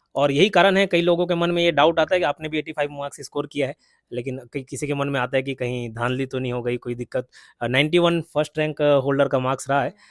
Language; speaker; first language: Hindi; native; Hindi